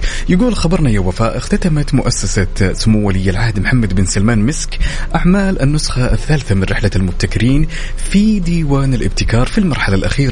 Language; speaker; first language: Arabic; native; Arabic